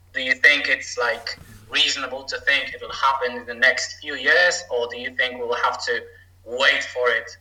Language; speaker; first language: English; non-native, fluent; Polish